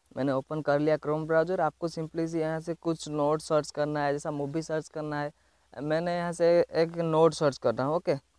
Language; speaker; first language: Hindi; native; Hindi